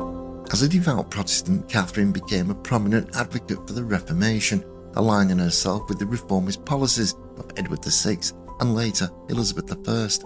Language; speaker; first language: English; native; English